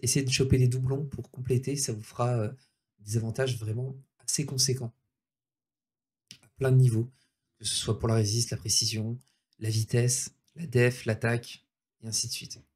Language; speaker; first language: French; native; French